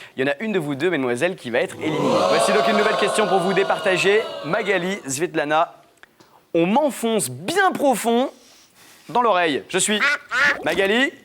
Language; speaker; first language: French; native; French